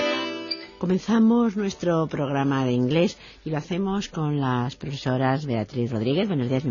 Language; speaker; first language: Spanish; native; Spanish